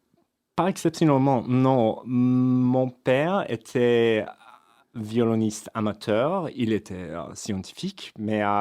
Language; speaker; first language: French; non-native, fluent; English